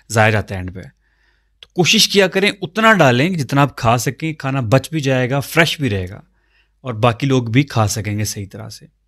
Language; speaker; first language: Urdu; non-native, local second language; Punjabi